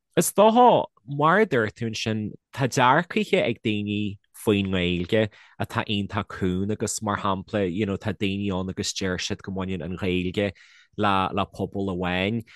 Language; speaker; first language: Irish; native; Irish